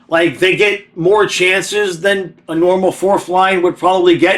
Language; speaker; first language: English; native; English